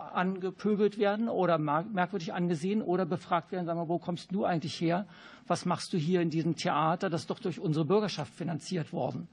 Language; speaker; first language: German; native; German